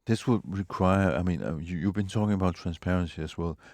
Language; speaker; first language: English; non-native, fluent; Danish